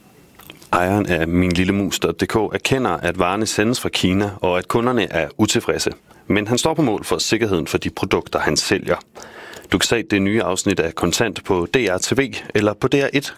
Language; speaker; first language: Danish; native; Danish